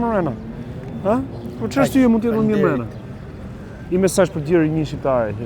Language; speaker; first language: Albanian; native; Albanian